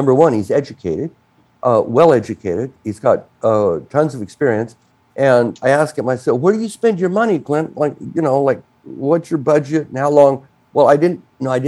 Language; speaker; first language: English; native; English